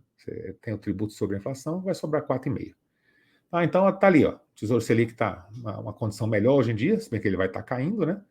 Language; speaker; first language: Portuguese; native; Portuguese